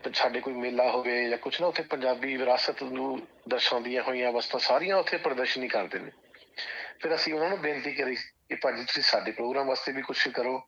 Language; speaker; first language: Punjabi; native; Punjabi